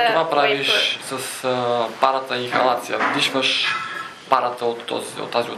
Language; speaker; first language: Bulgarian; native; Bulgarian